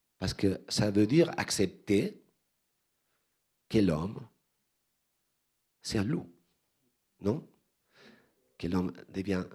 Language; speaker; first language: French; non-native, learner; Spanish